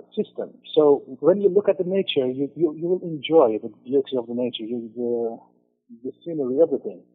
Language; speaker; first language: English; non-native, fluent; Persian